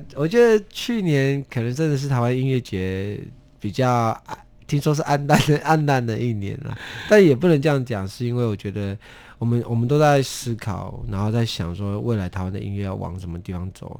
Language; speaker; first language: Chinese; non-native, local second language; Amis